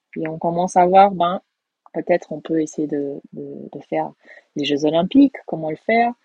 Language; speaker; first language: French; non-native, fluent; Portuguese